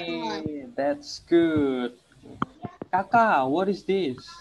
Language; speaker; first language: English; non-native, learner; Indonesian